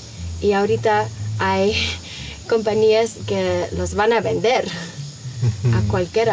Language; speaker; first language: Spanish; early bilingual, heritage; Spanish